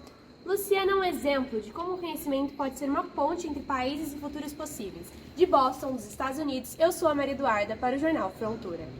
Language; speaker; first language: Portuguese; native; Portuguese